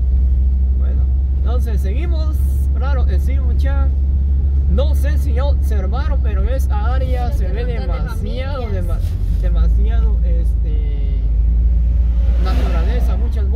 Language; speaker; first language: Spanish; native; Spanish